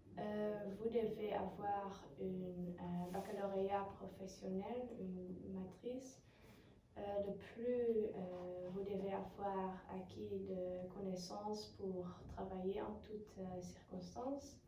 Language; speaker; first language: French; non-native, learner; Dutch